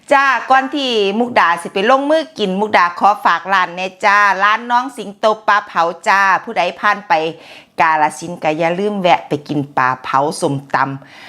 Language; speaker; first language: Thai; native; Thai